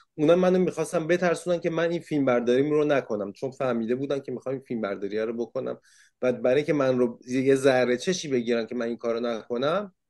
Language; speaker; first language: Persian; early bilingual, heritage; Persian